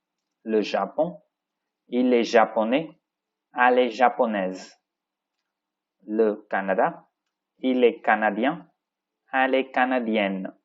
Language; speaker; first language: French; non-native, fluent; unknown